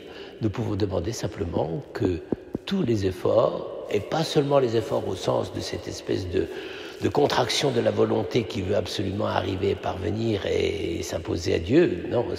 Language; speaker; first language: French; native; French